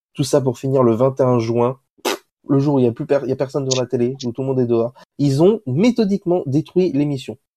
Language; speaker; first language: French; native; French